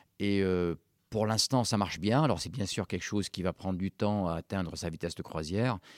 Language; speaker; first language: French; non-native, local second language; Arabic